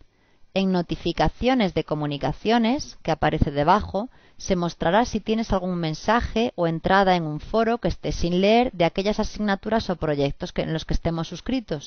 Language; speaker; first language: Spanish; native; Spanish